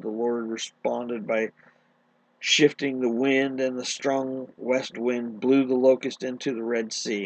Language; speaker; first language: English; native; English